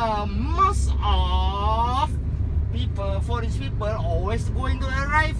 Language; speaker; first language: English; non-native, learner; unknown